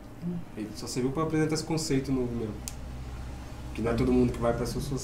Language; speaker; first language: Portuguese; native; Portuguese